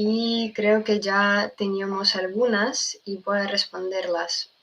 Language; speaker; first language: Spanish; non-native, fluent; Russian